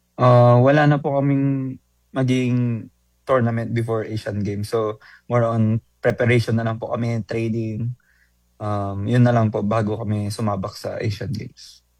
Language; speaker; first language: Filipino; native; Filipino